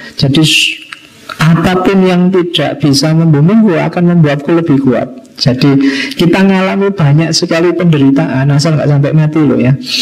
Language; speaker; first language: Indonesian; non-native, local second language; Javanese